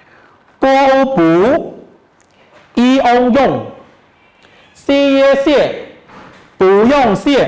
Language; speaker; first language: Chinese; non-native, fluent; Khmer